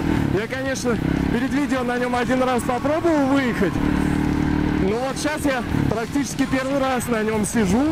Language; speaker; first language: Russian; native; Russian